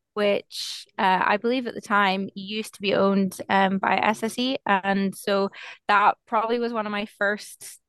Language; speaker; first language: English; native; English